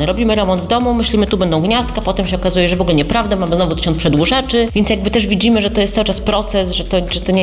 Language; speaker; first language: Polish; native; Polish